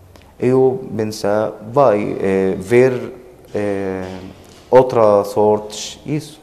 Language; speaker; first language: Portuguese; non-native, learner; Arabic